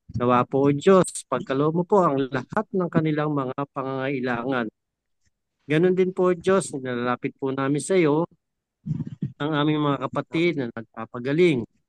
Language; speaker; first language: Filipino; native; Filipino